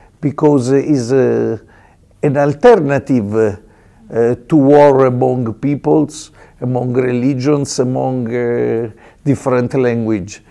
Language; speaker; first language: English; non-native, learner; Italian